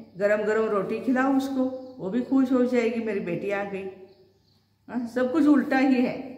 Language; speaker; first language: Hindi; non-native, local second language; Marathi